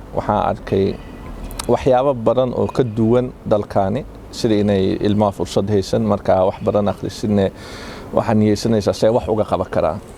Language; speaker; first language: Somali; early bilingual, heritage; Somali